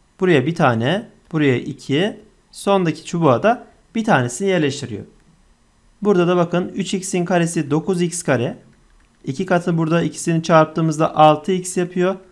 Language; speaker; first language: Turkish; native; Turkish